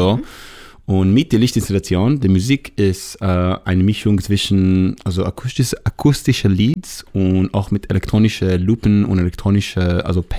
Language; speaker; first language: German; non-native, fluent; Hebrew